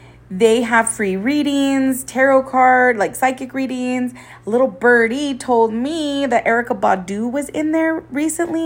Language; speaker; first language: English; early bilingual, other home language; Spanish